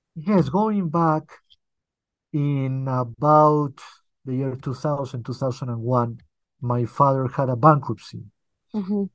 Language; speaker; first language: English; early bilingual, other home language; Spanish